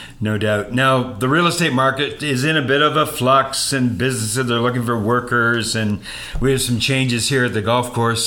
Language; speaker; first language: English; native; English